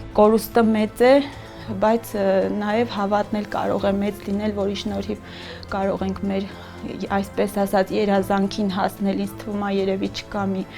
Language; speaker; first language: Armenian; native; Armenian